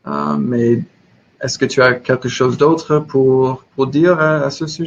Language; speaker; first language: French; non-native, learner; English